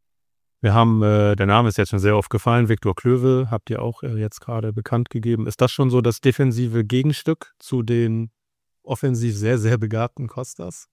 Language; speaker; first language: German; native; German